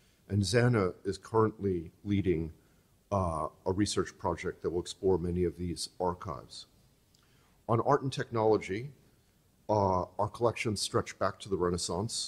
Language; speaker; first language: English; native; English